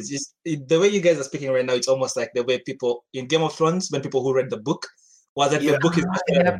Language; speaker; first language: English; non-native, local second language; Ganda